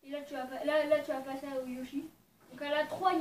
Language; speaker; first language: French; native; French